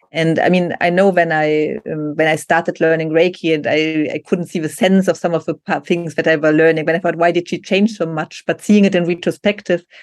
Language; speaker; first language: English; non-native, fluent; German